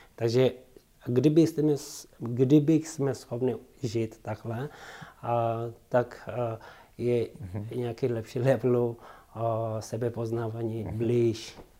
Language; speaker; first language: Czech; non-native, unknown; Tibetan